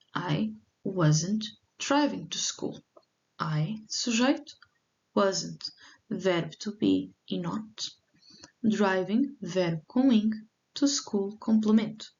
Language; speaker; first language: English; non-native, fluent; Portuguese